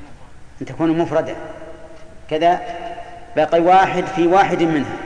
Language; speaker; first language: Arabic; native; Arabic